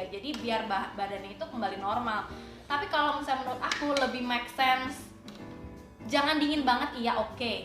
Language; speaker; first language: Indonesian; native; Indonesian